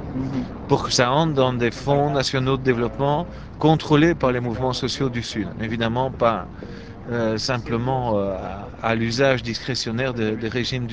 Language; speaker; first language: French; native; French